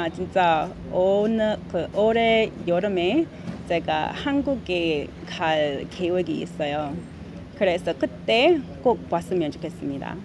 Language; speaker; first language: Korean; non-native, fluent; English